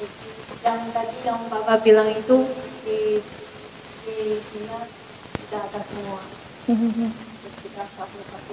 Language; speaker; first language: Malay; non-native, fluent; Chinese